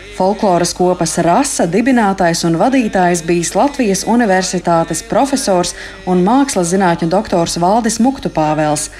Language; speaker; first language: Latvian; native; Latvian